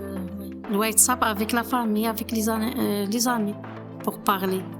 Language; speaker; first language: French; non-native, learner; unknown